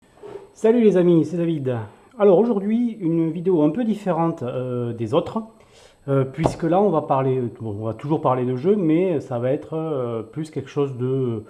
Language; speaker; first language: French; native; French